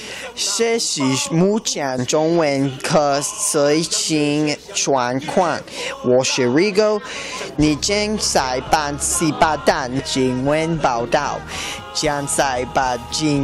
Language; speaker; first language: Chinese; non-native, learner; English